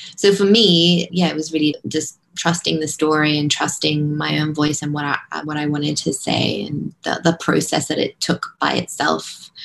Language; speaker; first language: English; native; English